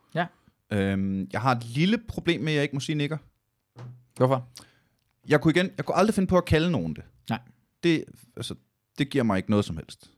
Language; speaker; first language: Danish; native; Danish